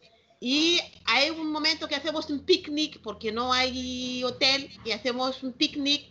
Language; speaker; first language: Spanish; non-native, learner; Malagasy